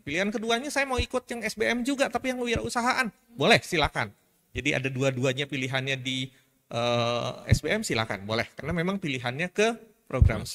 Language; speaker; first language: Indonesian; native; Indonesian